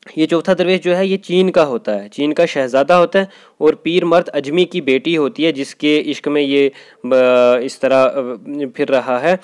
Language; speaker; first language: Urdu; non-native, local second language; Kashmiri